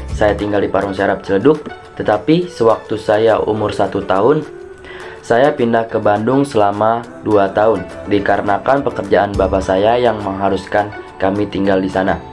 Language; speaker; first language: Indonesian; native; Indonesian